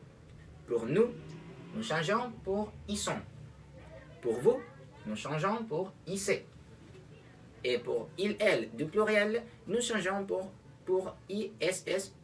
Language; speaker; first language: French; non-native, learner; Spanish